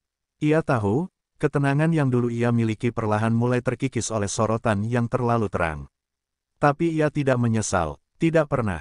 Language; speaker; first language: Indonesian; native; Indonesian